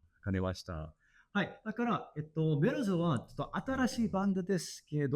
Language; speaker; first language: Japanese; non-native, learner; English